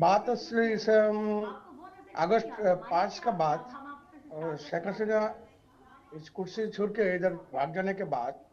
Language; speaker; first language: Hindi; non-native, local second language; Bangla